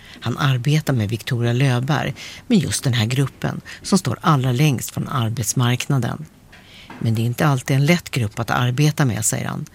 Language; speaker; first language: Swedish; native; Swedish